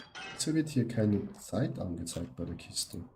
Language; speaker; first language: German; native; German